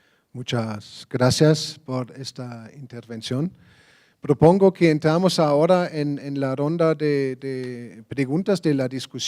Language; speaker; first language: Spanish; non-native, fluent; German